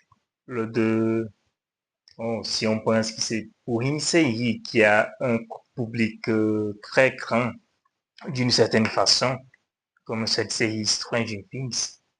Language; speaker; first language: French; non-native, learner; Portuguese